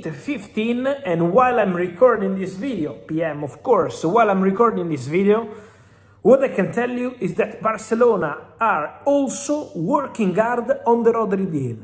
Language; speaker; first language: English; non-native, fluent; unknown